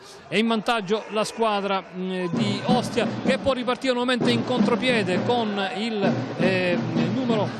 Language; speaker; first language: Italian; native; Italian